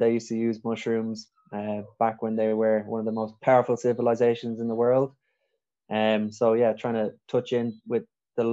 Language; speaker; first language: English; native; English